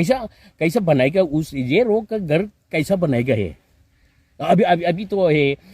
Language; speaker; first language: Hindi; non-native, local second language; Manipuri